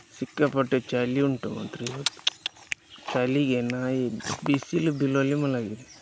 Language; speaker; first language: Kannada; non-native, local second language; Tulu